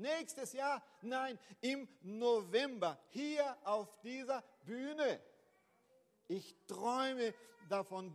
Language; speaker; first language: German; non-native, fluent; Portuguese